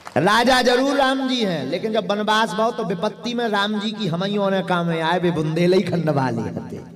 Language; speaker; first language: Hindi; native; Hindi